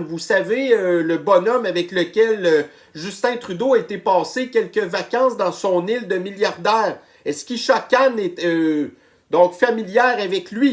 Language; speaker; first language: French; native; French